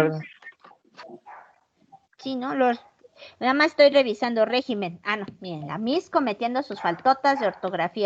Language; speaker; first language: Spanish; native; Spanish